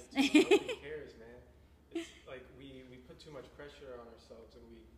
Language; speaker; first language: English; native; English